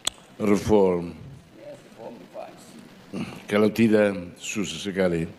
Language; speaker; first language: Indonesian; non-native, fluent; Portuguese